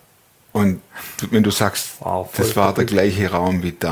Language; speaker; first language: German; native; German